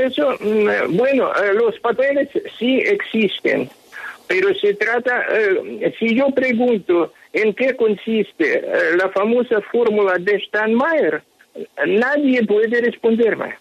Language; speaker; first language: Spanish; non-native, fluent; Ukrainian